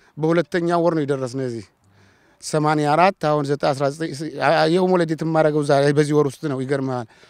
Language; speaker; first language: Amharic; native; Amharic